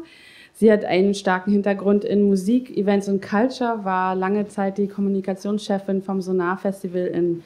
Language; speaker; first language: German; native; German